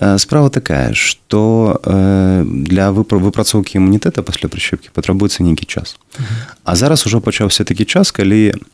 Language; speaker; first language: Belarusian; non-native, local second language; Russian